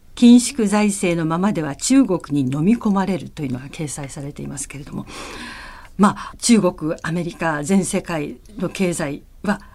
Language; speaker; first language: Japanese; native; Japanese